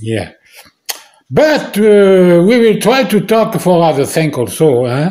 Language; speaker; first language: English; non-native, learner; French